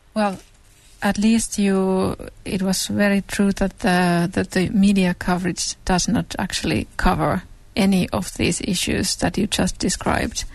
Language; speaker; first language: English; non-native, fluent; Finnish